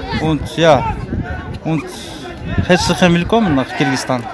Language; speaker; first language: German; non-native, learner; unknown